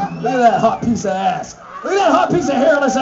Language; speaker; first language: English; native; English